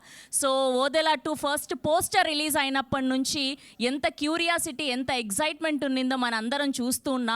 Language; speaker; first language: Telugu; native; Telugu